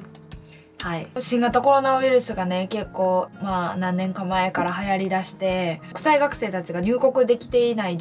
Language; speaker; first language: Japanese; native; Japanese